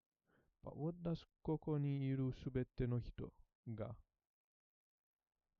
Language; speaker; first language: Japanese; non-native, learner; Filipino